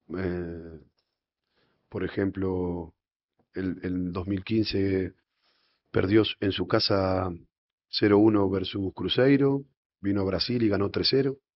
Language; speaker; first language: Spanish; native; Spanish